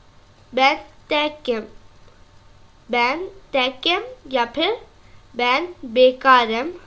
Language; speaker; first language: Turkish; non-native, learner; Urdu